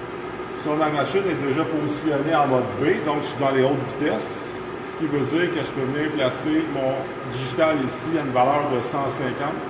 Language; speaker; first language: French; native; French